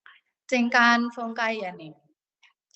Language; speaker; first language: Cantonese; non-native, learner; Indonesian